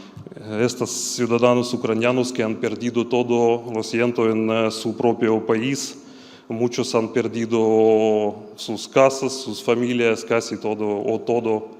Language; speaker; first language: Spanish; non-native, fluent; Ukrainian